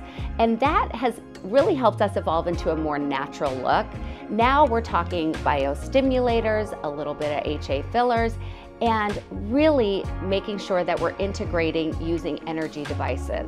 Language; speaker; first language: English; native; English